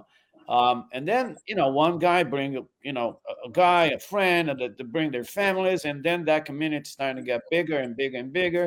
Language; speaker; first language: English; non-native, fluent; Portuguese